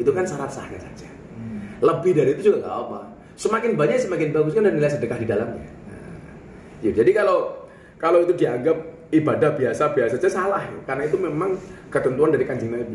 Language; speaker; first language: Indonesian; native; Indonesian